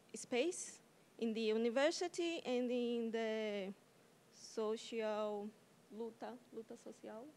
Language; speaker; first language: English; non-native, learner; Portuguese